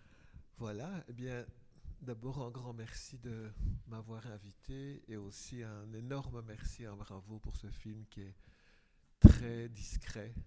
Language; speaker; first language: French; native; French